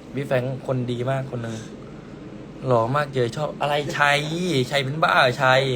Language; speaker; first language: Thai; native; Thai